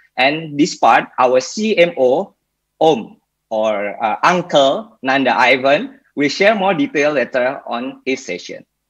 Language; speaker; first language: English; non-native, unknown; Indonesian